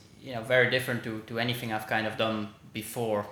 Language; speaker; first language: English; non-native, fluent; Dutch